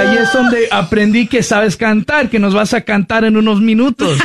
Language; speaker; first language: Spanish; early bilingual, other home language; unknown